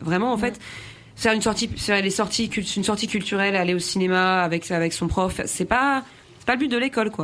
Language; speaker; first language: French; native; French